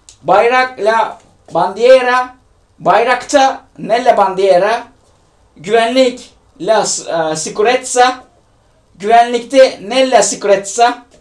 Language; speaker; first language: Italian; non-native, learner; Turkish